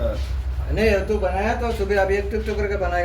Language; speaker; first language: Hindi; non-native, local second language; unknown